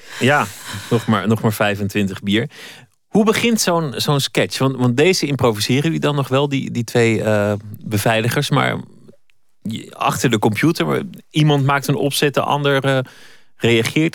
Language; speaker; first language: Dutch; native; Dutch